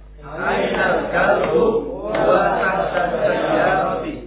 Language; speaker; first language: Arabic; non-native, learner; Indonesian